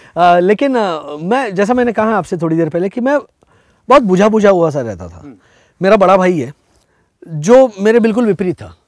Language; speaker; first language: Hindi; non-native, local second language; Marathi